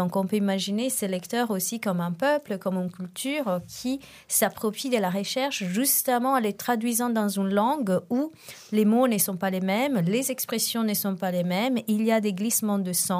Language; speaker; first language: French; non-native, fluent; Italian